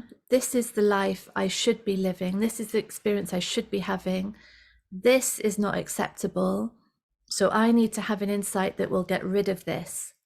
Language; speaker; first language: English; native; English